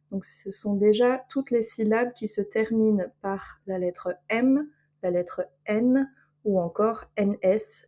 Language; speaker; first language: French; native; French